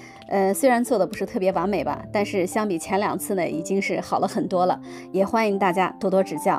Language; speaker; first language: Chinese; native; Chinese